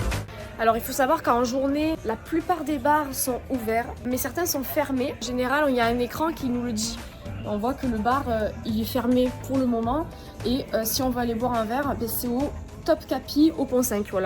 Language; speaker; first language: French; native; French